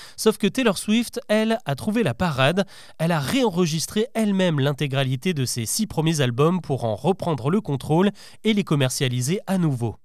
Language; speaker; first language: French; native; French